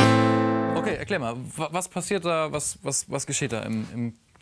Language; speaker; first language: German; native; German